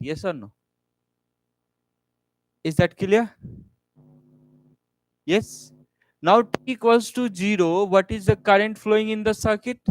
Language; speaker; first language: English; non-native, local second language; Hindi